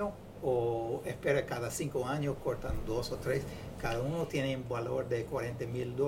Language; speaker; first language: Spanish; non-native, fluent; English